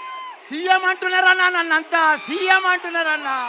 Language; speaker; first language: Telugu; native; Telugu